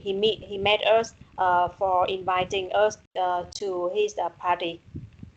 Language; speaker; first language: English; non-native, learner; Vietnamese